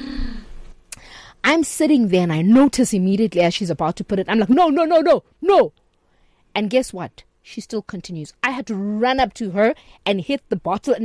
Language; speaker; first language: English; non-native, local second language; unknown